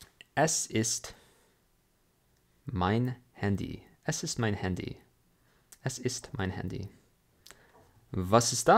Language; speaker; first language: German; non-native, fluent; English